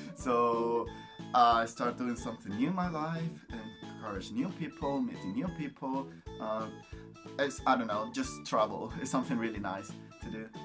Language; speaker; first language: English; non-native, fluent; Spanish